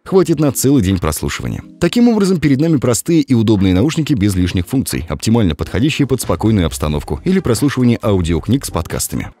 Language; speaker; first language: Russian; native; Russian